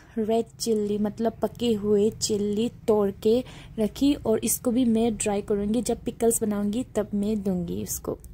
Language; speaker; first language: Hindi; non-native, local second language; Assamese